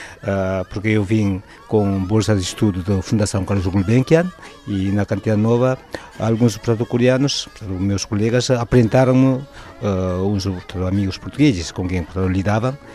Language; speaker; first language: Portuguese; non-native, fluent; Korean